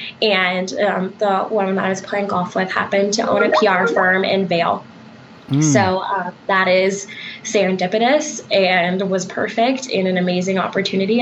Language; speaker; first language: English; native; English